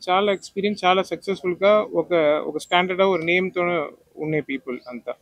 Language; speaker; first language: Telugu; non-native, local second language; Tamil